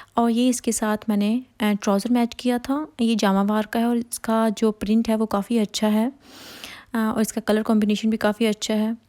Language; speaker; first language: Hindi; non-native, local second language; Punjabi